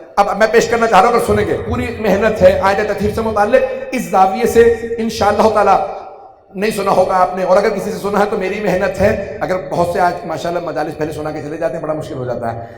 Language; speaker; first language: Urdu; native; Urdu